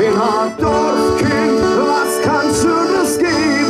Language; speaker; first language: German; native; German